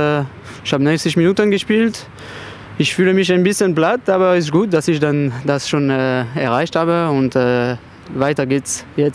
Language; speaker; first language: German; non-native, fluent; French